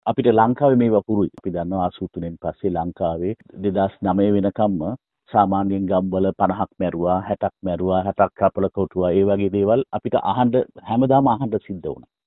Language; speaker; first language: Sinhala; non-native, local second language; Tamil